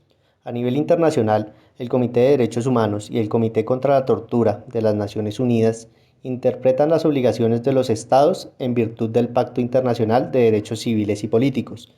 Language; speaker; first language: Spanish; native; Spanish